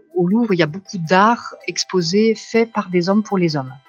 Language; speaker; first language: French; non-native, fluent; German